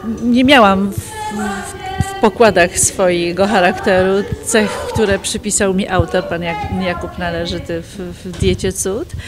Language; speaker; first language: Polish; native; Polish